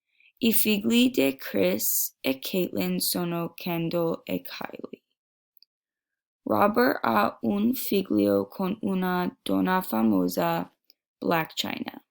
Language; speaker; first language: Italian; non-native, learner; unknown